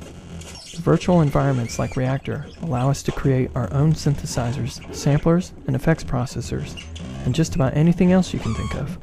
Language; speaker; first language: English; native; English